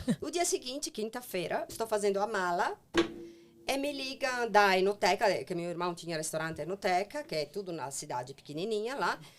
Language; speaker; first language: Portuguese; non-native, fluent; Italian